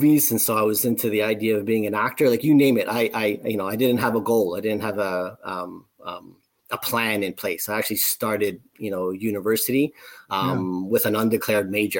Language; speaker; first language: English; native; English